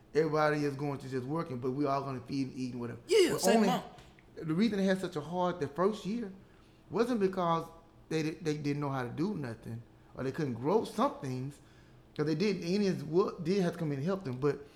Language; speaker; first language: English; native; English